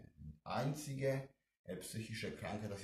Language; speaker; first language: German; non-native, fluent; Polish